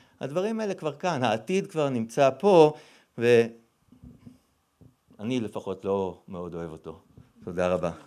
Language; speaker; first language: Hebrew; native; Hebrew